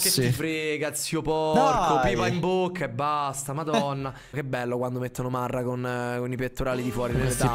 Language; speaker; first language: Italian; native; Italian